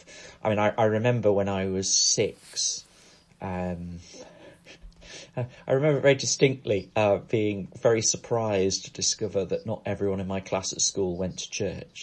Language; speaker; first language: English; native; English